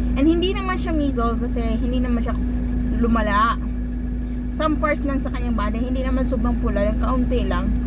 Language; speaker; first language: Filipino; non-native, local second language; Cebuano